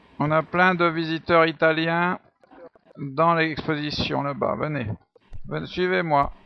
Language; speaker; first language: French; native; French